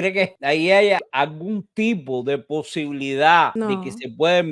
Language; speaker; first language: Spanish; native; Spanish